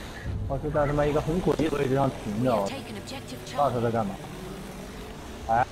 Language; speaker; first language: Chinese; native; Chinese